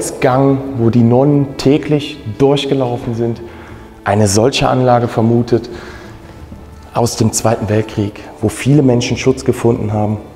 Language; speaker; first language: German; native; German